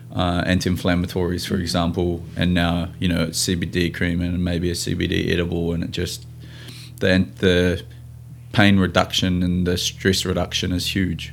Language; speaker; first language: English; native; English